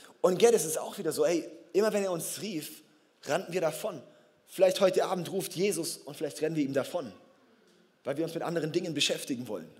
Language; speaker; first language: German; native; German